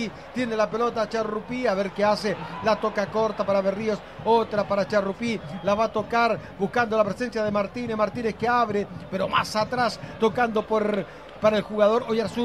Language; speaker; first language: Spanish; native; Spanish